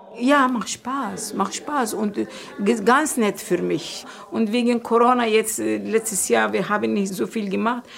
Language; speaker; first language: German; non-native, learner; Turkish